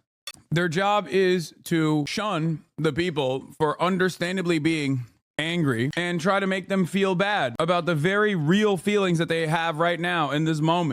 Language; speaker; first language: English; native; English